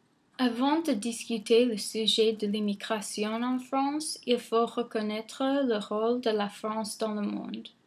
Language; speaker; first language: French; non-native, fluent; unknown